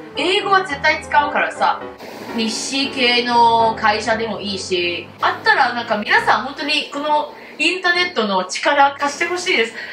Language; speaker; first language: Japanese; non-native, fluent; Cantonese